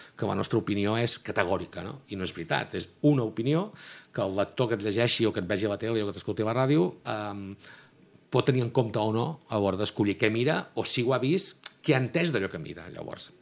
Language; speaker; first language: Catalan; native; Catalan